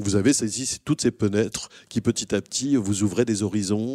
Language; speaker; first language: French; native; French